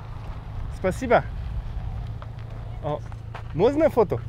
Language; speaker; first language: Russian; non-native, learner; German